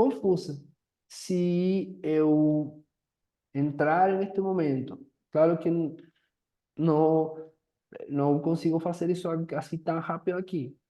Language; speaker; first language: Portuguese; non-native, fluent; Spanish